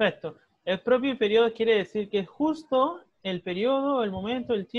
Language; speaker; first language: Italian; non-native, fluent; Spanish